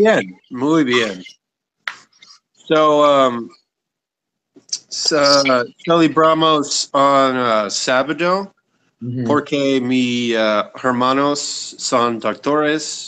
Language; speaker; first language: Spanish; non-native, learner; English